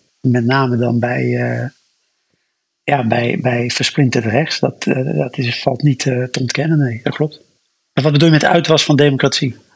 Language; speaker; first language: Dutch; native; Dutch